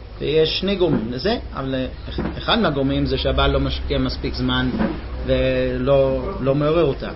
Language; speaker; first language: Hebrew; non-native, fluent; English